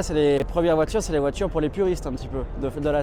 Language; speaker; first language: French; native; French